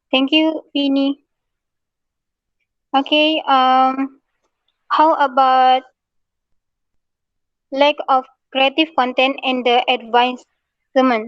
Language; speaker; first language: English; non-native, local second language; Malay